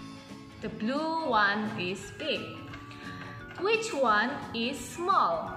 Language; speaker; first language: English; non-native, local second language; Indonesian